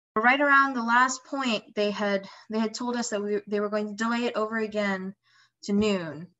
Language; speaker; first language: English; non-native, fluent; Indonesian